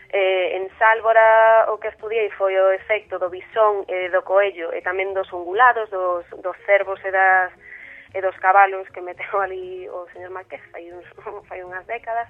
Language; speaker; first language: Galician; non-native, local second language; Spanish